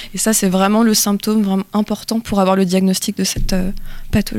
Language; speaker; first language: French; native; French